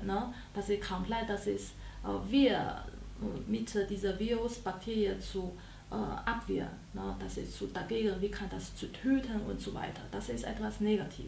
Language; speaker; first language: German; non-native, learner; Chinese